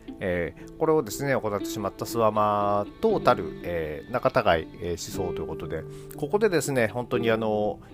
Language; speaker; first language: Japanese; native; Japanese